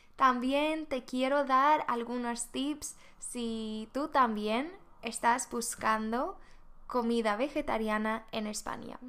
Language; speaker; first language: Spanish; non-native, fluent; Swedish